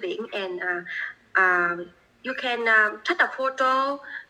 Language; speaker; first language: English; non-native, learner; Vietnamese